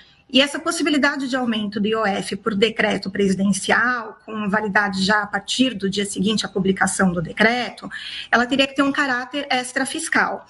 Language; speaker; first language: Portuguese; native; Portuguese